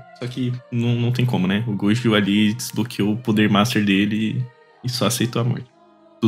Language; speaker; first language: Portuguese; native; Portuguese